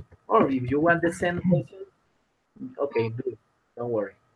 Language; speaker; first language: English; non-native, learner; Spanish